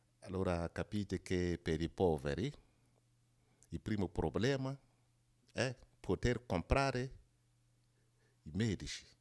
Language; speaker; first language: Italian; non-native, fluent; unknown